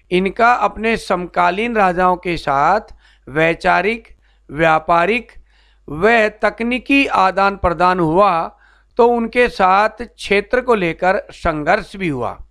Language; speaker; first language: Hindi; native; Hindi